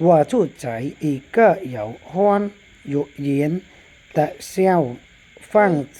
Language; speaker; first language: Chinese; non-native, learner; Khmer